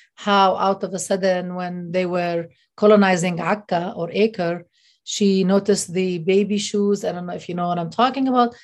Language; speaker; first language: English; non-native, fluent; Arabic